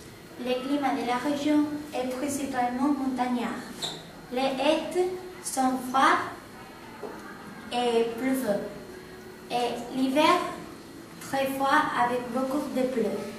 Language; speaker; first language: French; non-native, learner; Spanish